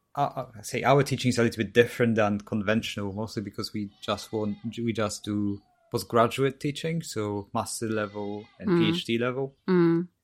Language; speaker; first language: English; non-native, fluent; Polish